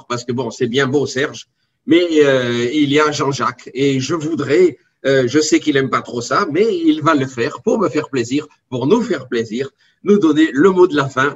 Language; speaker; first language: French; native; French